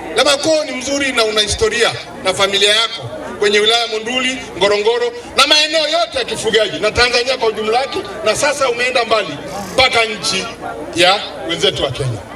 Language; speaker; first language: Swahili; non-native, local second language; Masai